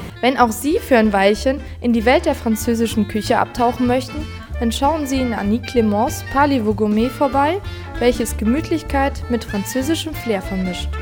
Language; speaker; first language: German; native; German